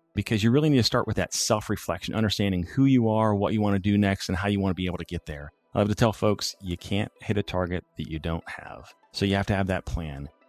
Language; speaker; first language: English; native; English